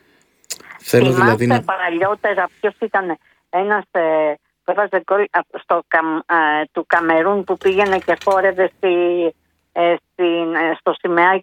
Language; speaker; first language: Greek; native; Greek